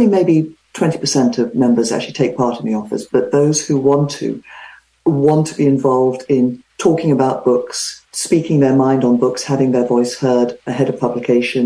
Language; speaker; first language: English; native; English